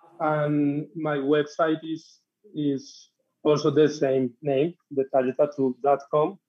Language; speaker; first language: English; non-native, learner; Spanish